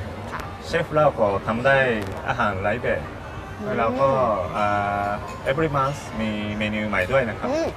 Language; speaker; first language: Thai; non-native, learner; Japanese